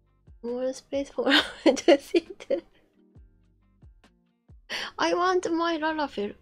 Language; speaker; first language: English; non-native, learner; Japanese